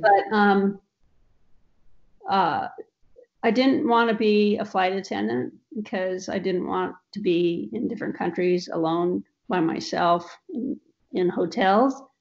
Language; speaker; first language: English; native; English